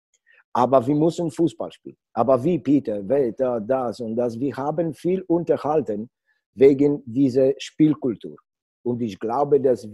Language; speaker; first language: German; non-native, learner; Polish